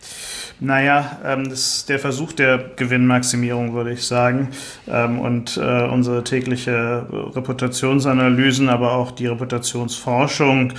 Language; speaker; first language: German; native; German